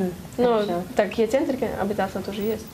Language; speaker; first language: Russian; non-native, learner; German